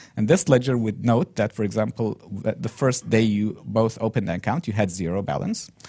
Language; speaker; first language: English; non-native, fluent; Arabic